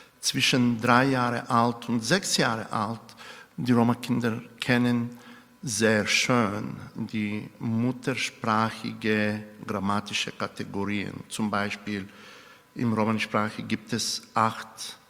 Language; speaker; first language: German; non-native, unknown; Romany